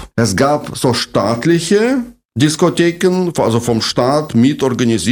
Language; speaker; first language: German; non-native, fluent; Russian